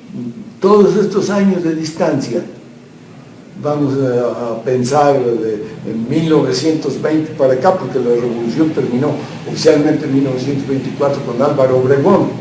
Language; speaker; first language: Spanish; native; Spanish